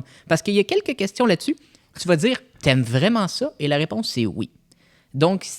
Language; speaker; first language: French; native; French